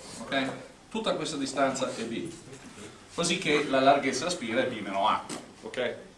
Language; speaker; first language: Italian; non-native, fluent; English